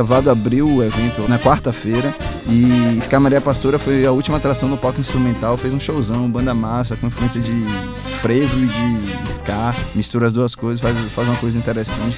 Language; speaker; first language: Portuguese; native; Portuguese